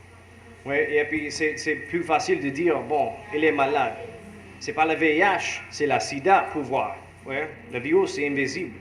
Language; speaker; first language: French; non-native, learner; English